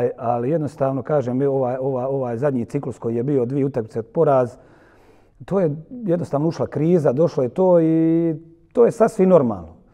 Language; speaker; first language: Croatian; native; Croatian